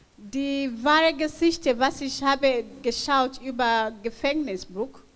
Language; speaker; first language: German; non-native, fluent; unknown